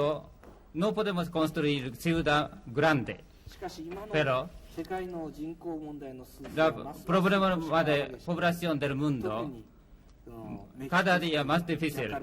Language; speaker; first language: Spanish; non-native, learner; Japanese